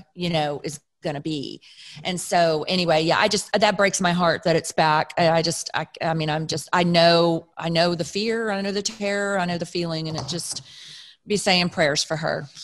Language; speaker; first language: English; native; English